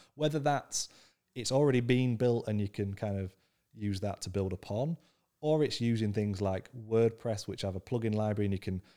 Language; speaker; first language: English; native; English